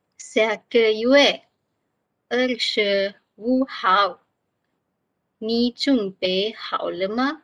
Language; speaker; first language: Chinese; non-native, learner; Malay